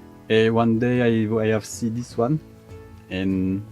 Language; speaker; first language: English; non-native, learner; French